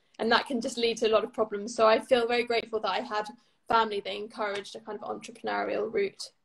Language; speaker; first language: English; native; English